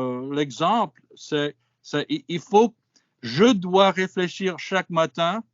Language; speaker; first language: French; non-native, fluent; English